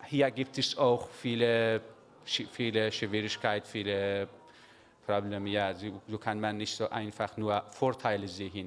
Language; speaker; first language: German; non-native, learner; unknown